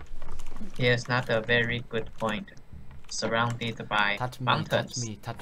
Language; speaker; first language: English; non-native, learner; Chinese